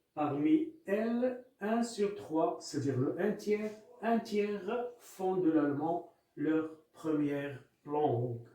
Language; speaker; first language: French; non-native, local second language; Arabic